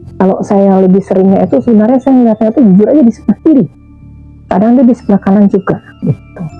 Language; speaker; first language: Indonesian; native; Indonesian